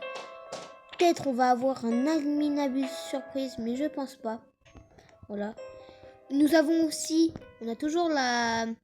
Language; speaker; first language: French; native; French